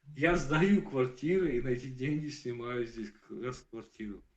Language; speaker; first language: Russian; native; Russian